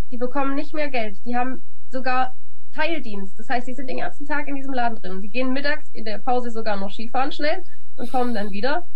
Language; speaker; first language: German; native; German